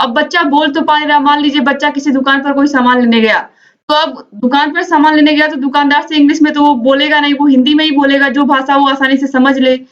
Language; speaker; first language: Hindi; native; Hindi